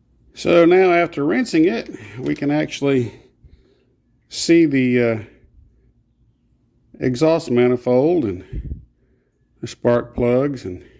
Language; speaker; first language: English; native; English